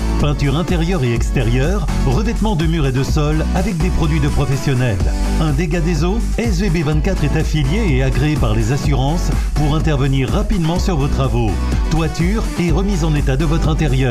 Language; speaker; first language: French; native; French